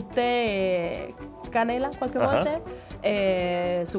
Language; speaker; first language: Italian; non-native, fluent; Spanish